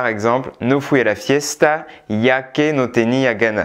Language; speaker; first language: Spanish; non-native, fluent; French